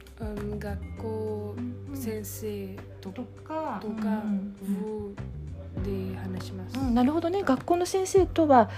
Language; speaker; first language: Japanese; non-native, learner; French